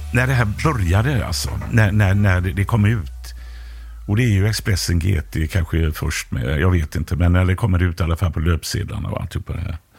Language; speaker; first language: Swedish; native; Swedish